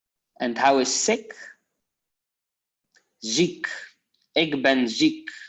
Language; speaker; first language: Dutch; non-native, fluent; Polish